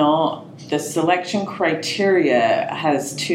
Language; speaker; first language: English; native; English